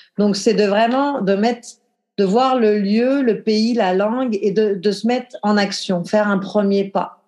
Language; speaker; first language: French; native; French